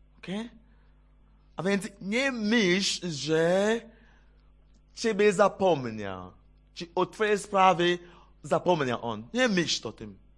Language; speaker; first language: Polish; non-native, fluent; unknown